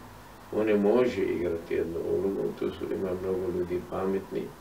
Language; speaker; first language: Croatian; non-native, fluent; Arabic